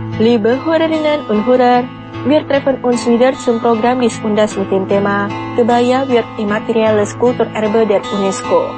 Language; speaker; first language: German; non-native, fluent; Indonesian